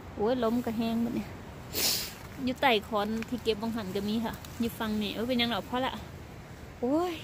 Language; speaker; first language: Thai; non-native, local second language; Northeastern Thai